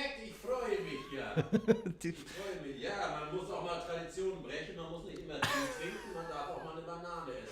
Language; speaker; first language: German; native; German